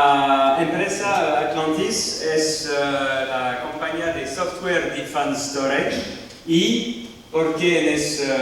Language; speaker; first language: Spanish; non-native, learner; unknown